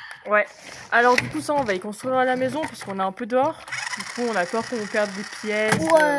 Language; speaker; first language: French; native; French